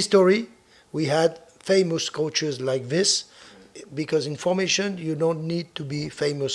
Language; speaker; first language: English; non-native, fluent; French